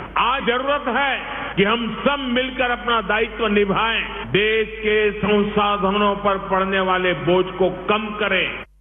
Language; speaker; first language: Hindi; non-native, local second language; Gujarati